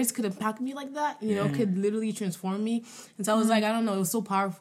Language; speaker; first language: English; non-native, fluent; French